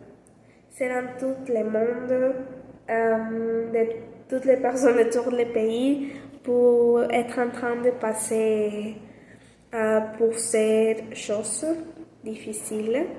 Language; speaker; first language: French; non-native, learner; Spanish